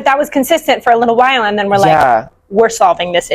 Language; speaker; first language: English; native; English